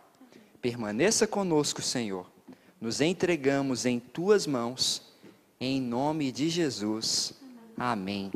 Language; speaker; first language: Portuguese; native; Portuguese